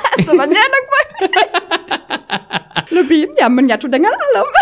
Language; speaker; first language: Indonesian; non-native, fluent; German